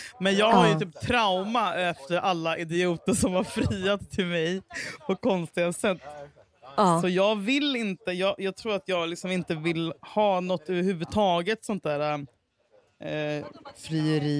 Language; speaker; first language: Swedish; native; Swedish